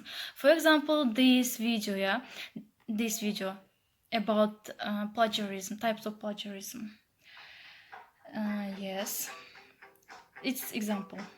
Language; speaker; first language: English; non-native, learner; Kazakh